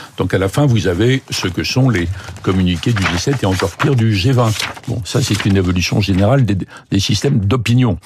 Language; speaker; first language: French; native; French